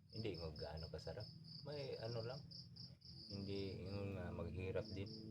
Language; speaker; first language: Filipino; non-native, local second language; Cebuano